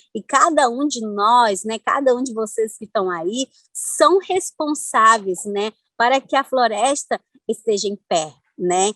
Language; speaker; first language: Portuguese; non-native, local second language; Ticuna